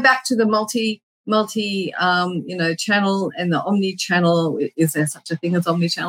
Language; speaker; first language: English; native; English